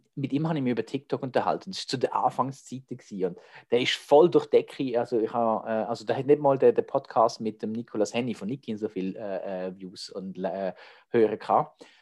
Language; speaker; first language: German; native; German